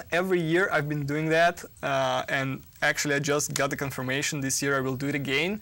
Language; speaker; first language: English; non-native, fluent; Russian